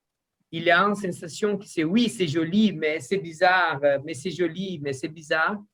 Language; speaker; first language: French; non-native, learner; Portuguese